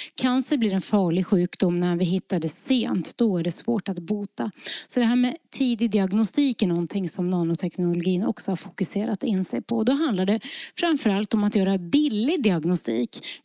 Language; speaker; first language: Swedish; early bilingual, other home language; Norwegian